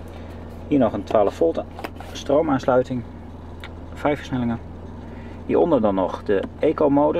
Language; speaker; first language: Dutch; native; Dutch